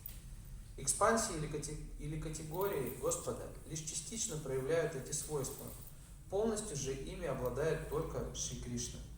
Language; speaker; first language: Russian; native; Russian